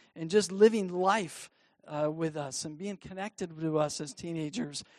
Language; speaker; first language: English; native; English